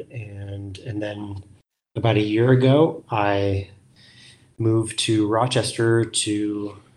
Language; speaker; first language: English; native; English